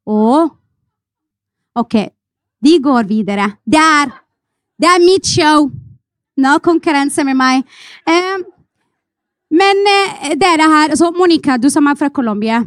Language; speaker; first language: Norwegian; non-native, fluent; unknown